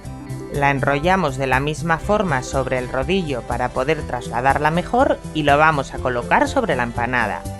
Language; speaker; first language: Spanish; native; Spanish